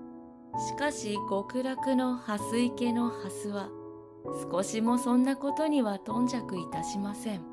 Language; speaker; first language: Japanese; native; Japanese